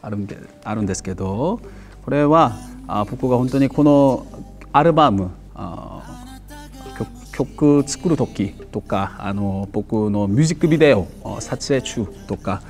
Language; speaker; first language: Japanese; non-native, fluent; Korean